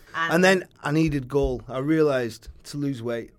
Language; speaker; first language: English; native; English